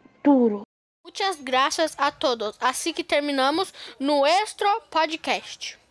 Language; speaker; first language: Portuguese; non-native, learner; Spanish